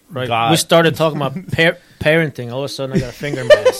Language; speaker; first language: English; early bilingual, other home language; Spanish